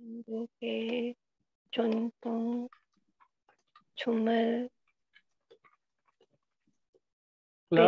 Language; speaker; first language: Korean; non-native, learner; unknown